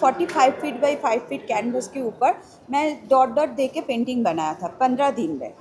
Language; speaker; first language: Hindi; non-native, local second language; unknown